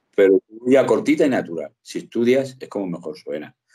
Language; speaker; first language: Spanish; native; Spanish